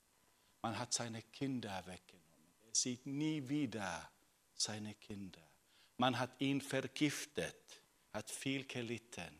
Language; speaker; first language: German; non-native, fluent; Finnish